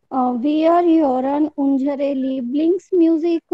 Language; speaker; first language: German; non-native, learner; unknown